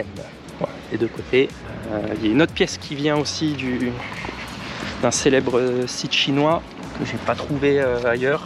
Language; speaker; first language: French; native; French